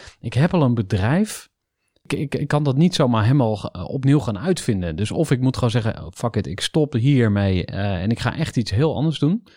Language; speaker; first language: Dutch; native; Dutch